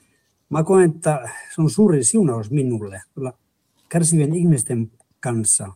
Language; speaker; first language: Finnish; non-native, fluent; Spanish